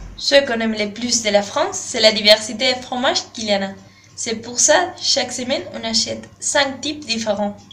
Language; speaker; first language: French; non-native, learner; Spanish